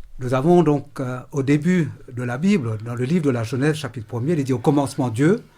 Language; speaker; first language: French; non-native, local second language; Morisyen